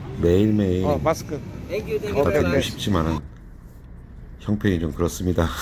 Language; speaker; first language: Korean; native; Korean